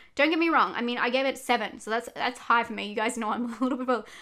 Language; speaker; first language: English; native; English